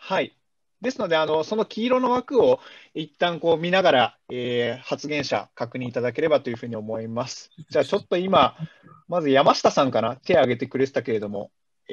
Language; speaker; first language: Japanese; native; Japanese